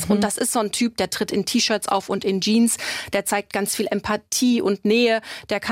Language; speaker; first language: German; native; German